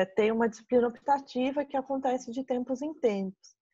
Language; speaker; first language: Portuguese; native; Portuguese